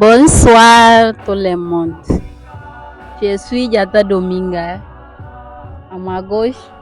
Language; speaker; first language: French; non-native, learner; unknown